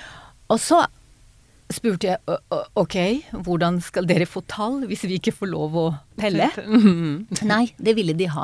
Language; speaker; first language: Norwegian; non-native, fluent; Hebrew